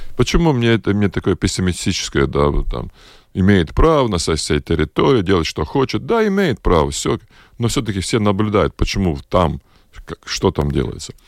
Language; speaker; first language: Russian; non-native, local second language; Latvian